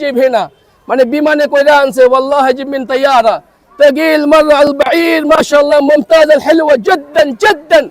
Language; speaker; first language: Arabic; non-native, learner; Bangla